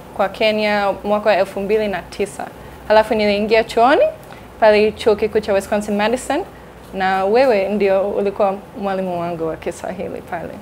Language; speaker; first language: Swahili; non-native, fluent; English